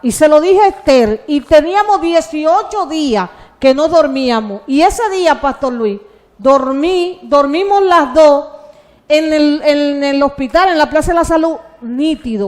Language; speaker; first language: Spanish; native; Spanish